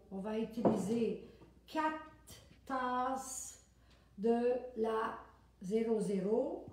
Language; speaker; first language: French; native; French